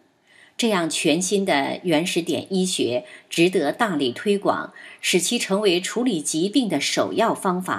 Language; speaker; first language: Chinese; native; Chinese